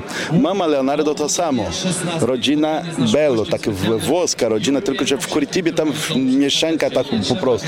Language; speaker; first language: Polish; non-native, fluent; Portuguese